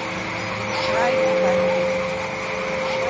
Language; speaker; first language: German; non-native, fluent; Croatian